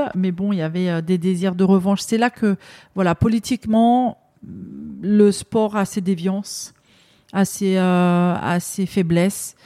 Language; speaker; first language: French; native; French